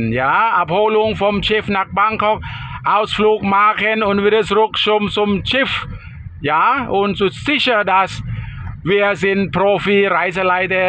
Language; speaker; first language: German; non-native, fluent; Thai